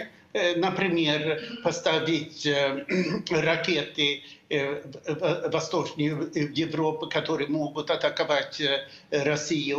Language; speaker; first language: Russian; non-native, fluent; Swedish